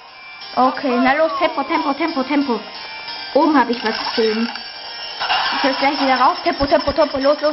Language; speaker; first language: German; native; German